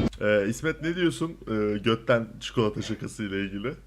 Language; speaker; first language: Turkish; native; Turkish